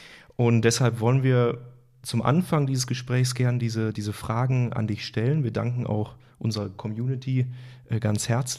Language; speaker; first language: German; native; German